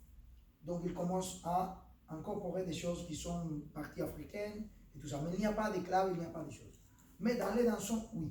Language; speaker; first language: French; non-native, fluent; Spanish